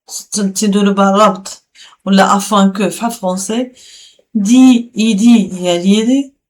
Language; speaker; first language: French; non-native, local second language; Arabic